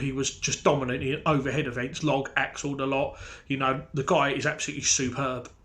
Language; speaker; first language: English; native; English